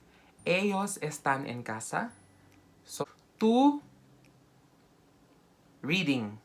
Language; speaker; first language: Spanish; non-native, fluent; Filipino